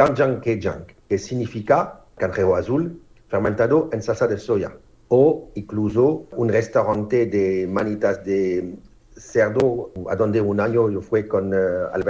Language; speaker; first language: Spanish; non-native, fluent; French